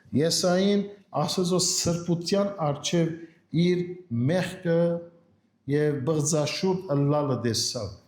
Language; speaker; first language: Armenian; early bilingual, heritage; Armenian